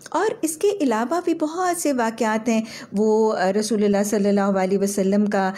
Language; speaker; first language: Urdu; native; Urdu